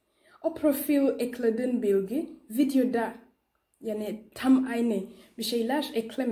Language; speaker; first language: Turkish; non-native, learner; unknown